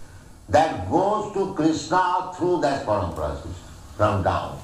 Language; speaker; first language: English; non-native, local second language; Bangla